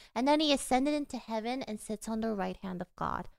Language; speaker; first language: English; early bilingual, other home language; Korean